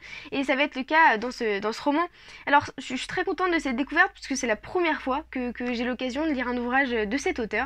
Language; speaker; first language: French; native; French